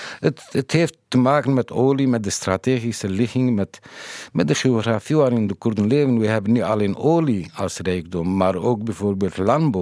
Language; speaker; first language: Dutch; non-native, fluent; Kurdish